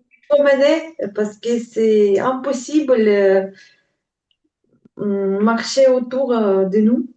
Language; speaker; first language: French; non-native, learner; Ukrainian